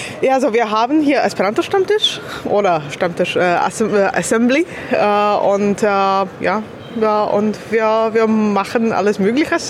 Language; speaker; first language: German; non-native, learner; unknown